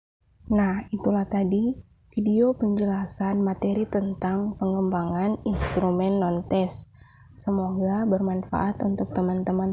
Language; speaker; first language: Indonesian; native; Indonesian